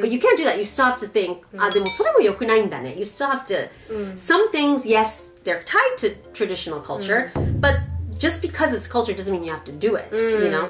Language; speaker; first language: English; native; English